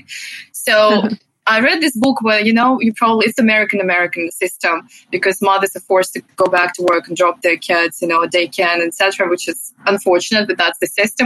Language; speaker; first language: English; non-native, fluent; Russian